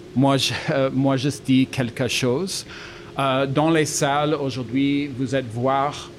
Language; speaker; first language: French; non-native, learner; English